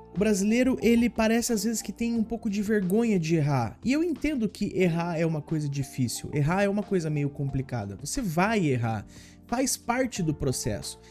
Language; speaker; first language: Portuguese; native; Portuguese